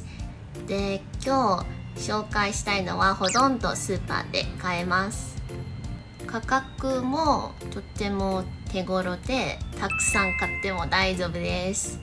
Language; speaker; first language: Japanese; non-native, fluent; Chinese